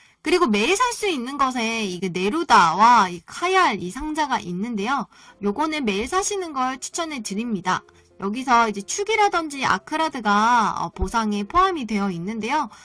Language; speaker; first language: Korean; native; Korean